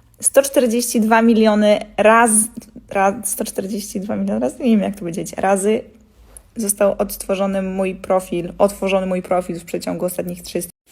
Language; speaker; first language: Polish; early bilingual, heritage; Polish